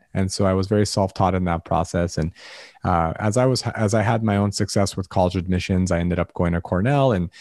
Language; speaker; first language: English; early bilingual, other home language; Arabic